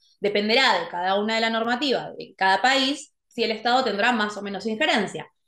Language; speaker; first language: Spanish; native; Spanish